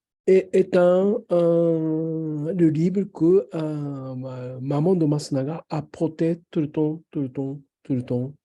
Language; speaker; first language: French; non-native, fluent; Japanese